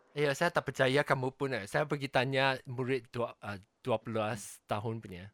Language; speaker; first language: Malay; non-native, local second language; Chinese